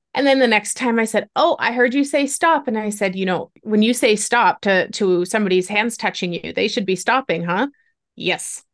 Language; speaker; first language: English; native; English